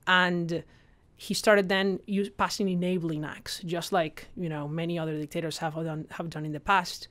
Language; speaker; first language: English; non-native, fluent; Spanish